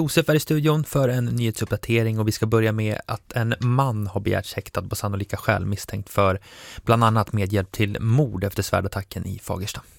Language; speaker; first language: Swedish; native; Swedish